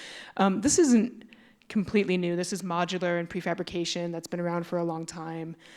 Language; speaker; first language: English; native; English